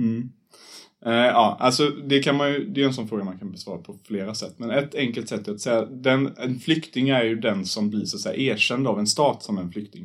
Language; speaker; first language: Swedish; native; Swedish